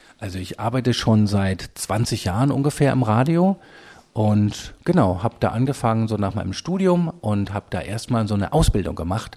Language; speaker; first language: German; native; German